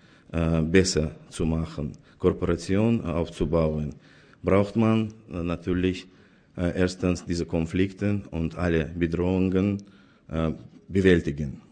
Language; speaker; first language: German; non-native, fluent; Azerbaijani